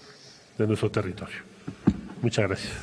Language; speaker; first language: Spanish; native; Spanish